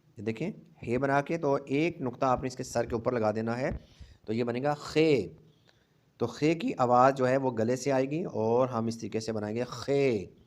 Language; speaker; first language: Urdu; non-native, local second language; Punjabi